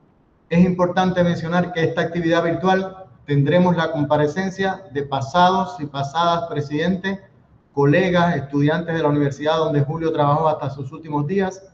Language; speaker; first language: Spanish; native; Spanish